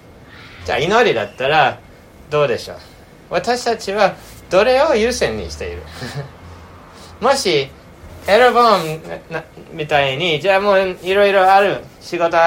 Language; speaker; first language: Japanese; non-native, fluent; English